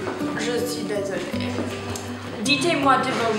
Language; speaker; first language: French; non-native, learner; English